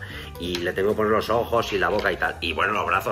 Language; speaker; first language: Spanish; native; Spanish